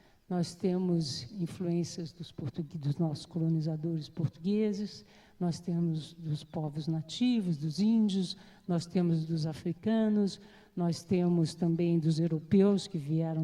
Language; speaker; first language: Portuguese; native; Portuguese